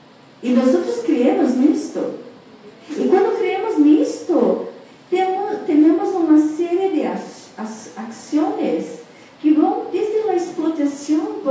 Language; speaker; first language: Spanish; non-native, fluent; Portuguese